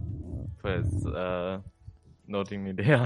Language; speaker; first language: Catalan; non-native, learner; German